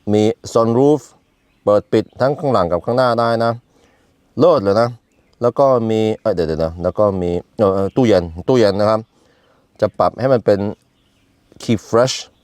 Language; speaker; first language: Thai; non-native, fluent; Norwegian